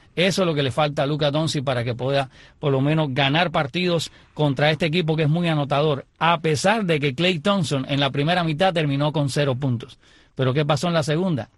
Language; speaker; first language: Spanish; native; Spanish